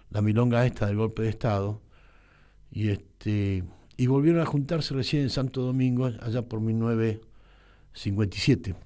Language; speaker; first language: Spanish; native; Spanish